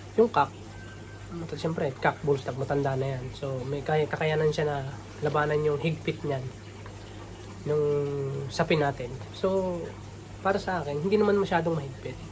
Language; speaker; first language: Filipino; native; Filipino